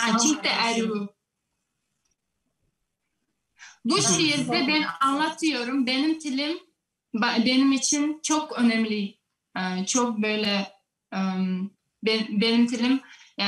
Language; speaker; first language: Turkish; non-native, learner; Russian